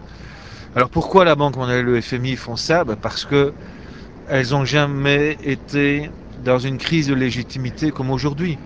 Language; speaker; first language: French; native; French